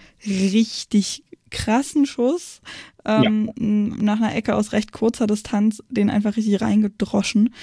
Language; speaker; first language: German; native; German